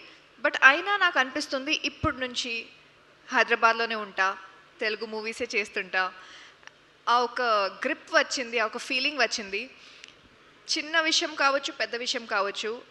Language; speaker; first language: Telugu; non-native, local second language; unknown